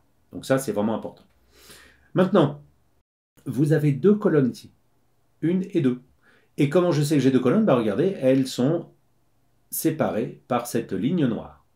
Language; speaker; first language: French; native; French